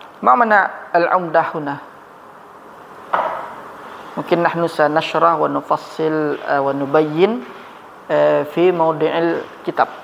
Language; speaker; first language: Arabic; non-native, fluent; Indonesian